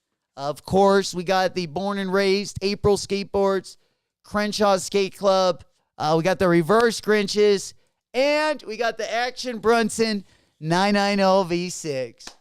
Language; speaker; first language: English; native; English